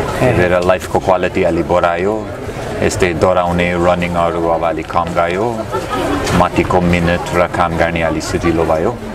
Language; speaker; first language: Nepali; non-native, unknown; English